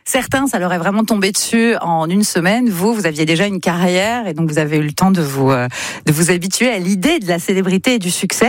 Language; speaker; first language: French; native; French